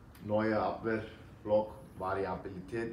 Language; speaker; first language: German; non-native, fluent; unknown